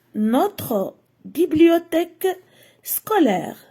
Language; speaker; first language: French; non-native, local second language; Arabic